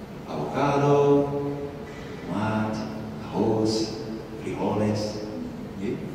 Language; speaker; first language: Spanish; non-native, learner; Portuguese